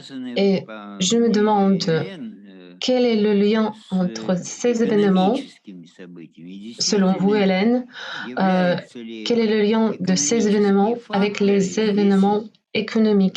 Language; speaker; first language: French; non-native, fluent; Russian